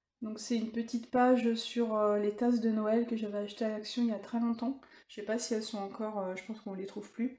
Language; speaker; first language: French; native; French